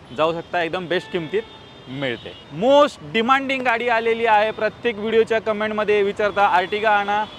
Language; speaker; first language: Marathi; native; Marathi